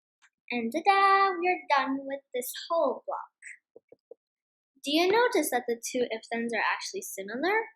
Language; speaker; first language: English; non-native, fluent; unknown